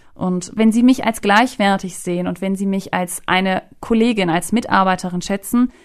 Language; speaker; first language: German; native; German